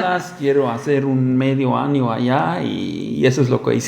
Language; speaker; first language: Spanish; non-native, fluent; German